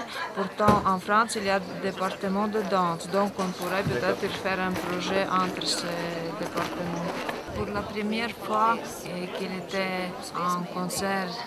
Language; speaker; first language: French; non-native, fluent; Latvian